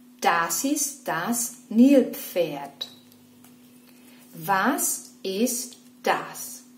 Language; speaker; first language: German; non-native, fluent; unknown